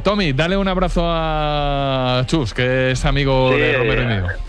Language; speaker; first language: Spanish; native; Spanish